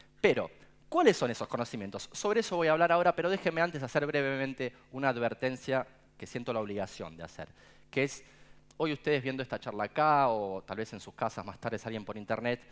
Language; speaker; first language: Spanish; native; Spanish